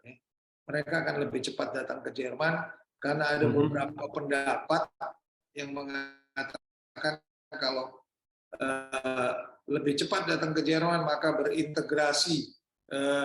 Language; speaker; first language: Indonesian; native; Indonesian